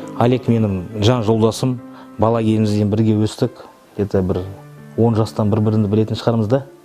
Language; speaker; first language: Kazakh; native; Kazakh